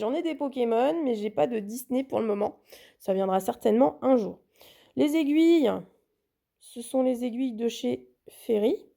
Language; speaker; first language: French; native; French